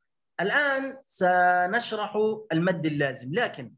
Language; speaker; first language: Arabic; native; Arabic